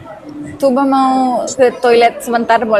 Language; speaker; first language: Indonesian; non-native, learner; Turkish